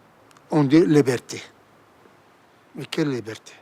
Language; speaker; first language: French; non-native, fluent; Assyrian Neo-Aramaic